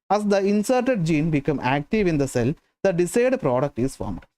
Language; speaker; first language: English; non-native, local second language; Malayalam